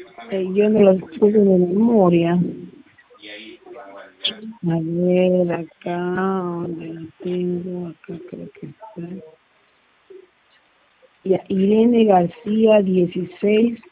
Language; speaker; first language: Spanish; native; Spanish